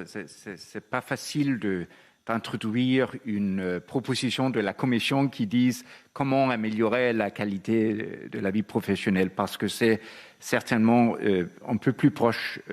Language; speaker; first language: French; non-native, fluent; Danish